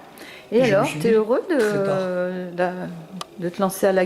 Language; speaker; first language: French; native; French